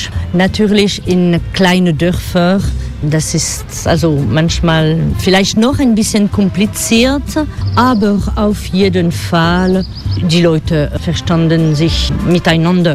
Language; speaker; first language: German; non-native, fluent; French